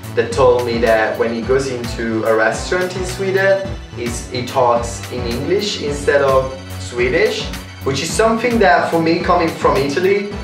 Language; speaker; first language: English; non-native, fluent; Italian